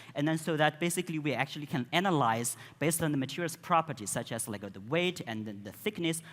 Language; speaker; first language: English; non-native, fluent; Chinese